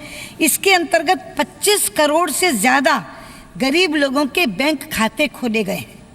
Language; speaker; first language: Hindi; native; Hindi